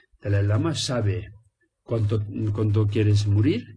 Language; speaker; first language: Spanish; non-native, learner; Tibetan